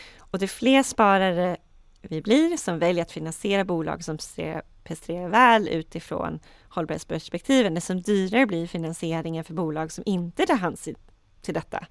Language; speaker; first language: Swedish; native; Swedish